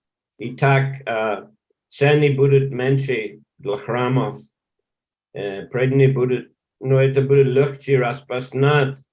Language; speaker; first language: Russian; non-native, learner; English